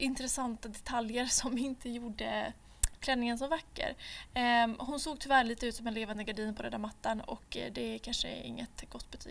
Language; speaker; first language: Swedish; native; Swedish